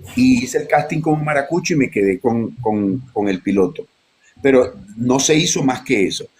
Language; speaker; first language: Spanish; native; Spanish